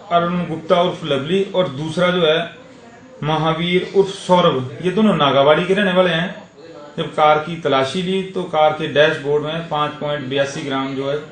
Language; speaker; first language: Hindi; native; Hindi